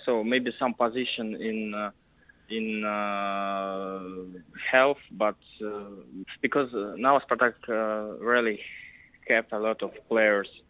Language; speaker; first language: English; non-native, learner; Russian